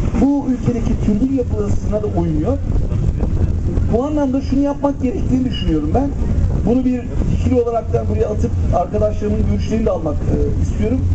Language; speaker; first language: Turkish; native; Turkish